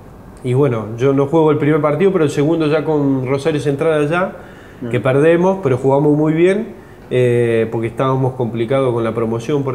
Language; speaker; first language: Spanish; native; Spanish